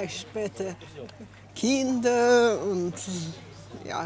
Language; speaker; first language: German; non-native, learner; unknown